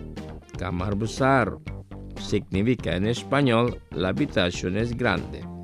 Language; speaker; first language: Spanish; non-native, fluent; Indonesian